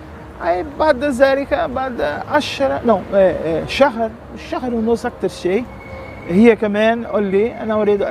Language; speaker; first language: Arabic; non-native, learner; Portuguese